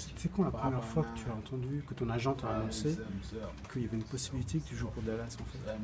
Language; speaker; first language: French; native; French